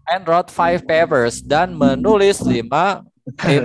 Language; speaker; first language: English; non-native, fluent; Indonesian